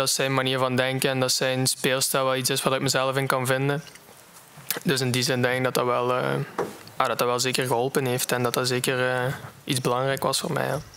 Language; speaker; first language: Dutch; native; Dutch